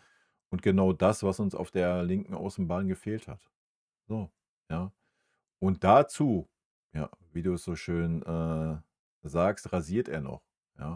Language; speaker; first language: German; native; German